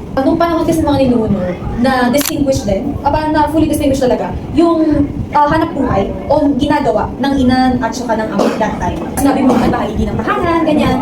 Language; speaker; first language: Filipino; native; Filipino